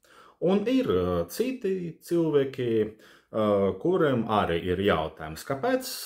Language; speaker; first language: Latvian; non-native, fluent; Russian